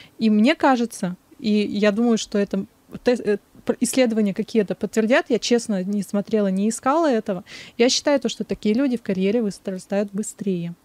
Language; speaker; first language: Russian; native; Russian